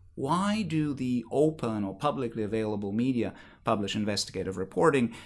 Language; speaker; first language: English; non-native, fluent; Bulgarian